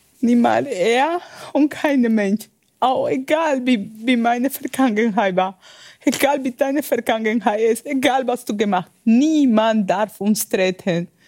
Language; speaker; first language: German; non-native, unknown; Spanish